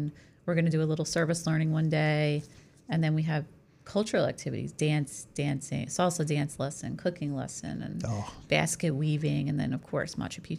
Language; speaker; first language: English; native; English